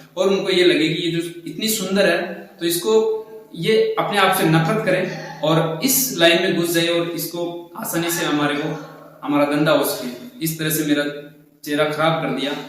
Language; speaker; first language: Hindi; native; Hindi